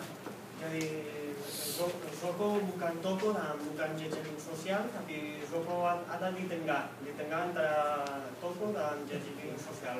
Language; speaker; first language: Indonesian; non-native, fluent; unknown